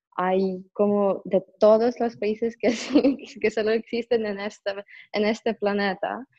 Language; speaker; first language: Spanish; non-native, fluent; Russian